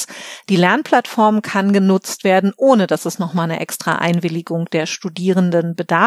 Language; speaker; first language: German; native; German